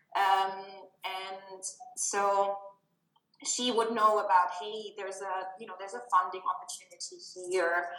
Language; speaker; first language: English; non-native, fluent; German